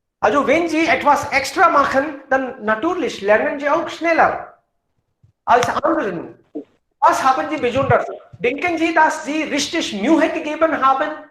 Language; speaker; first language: German; non-native, fluent; Hindi